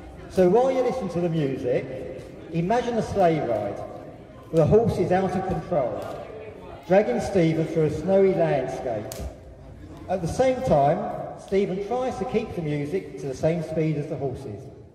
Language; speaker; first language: English; native; English